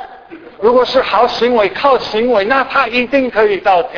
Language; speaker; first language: Chinese; non-native, fluent; English